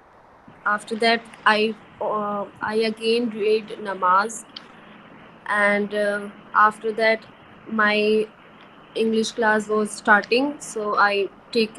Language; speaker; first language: English; non-native, learner; Hindi